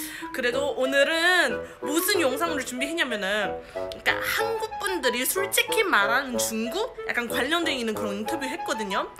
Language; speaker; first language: Korean; non-native, fluent; Chinese